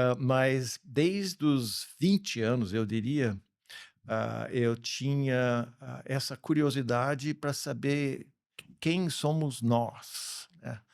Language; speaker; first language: Portuguese; early bilingual, other home language; English